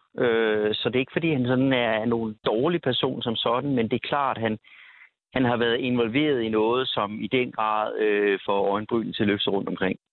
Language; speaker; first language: Danish; native; Danish